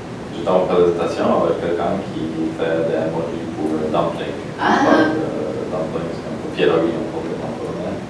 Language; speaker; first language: French; non-native, learner; Polish